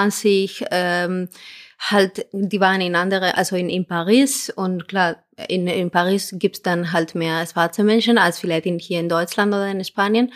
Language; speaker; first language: German; non-native, fluent; Spanish